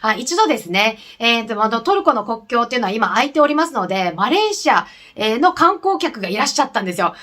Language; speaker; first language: Japanese; native; Japanese